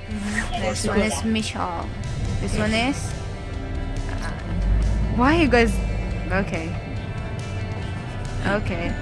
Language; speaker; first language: English; non-native, learner; Indonesian